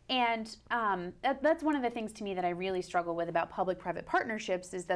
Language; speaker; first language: English; native; English